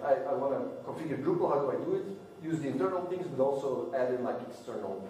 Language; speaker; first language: English; non-native, fluent; Dutch